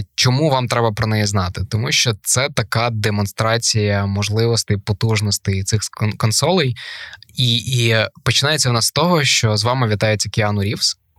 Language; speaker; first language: Ukrainian; native; Ukrainian